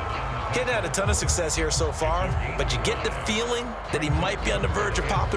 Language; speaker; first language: English; native; English